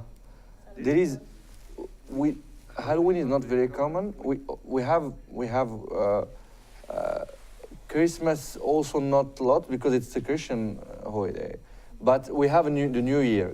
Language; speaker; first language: English; non-native, fluent; Arabic